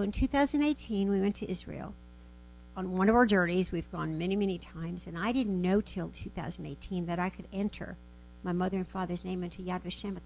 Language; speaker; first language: English; early bilingual, other home language; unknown